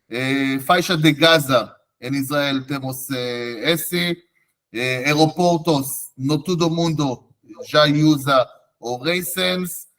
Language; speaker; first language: Portuguese; non-native, fluent; Hebrew